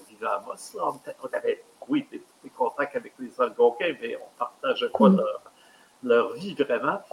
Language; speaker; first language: French; native; French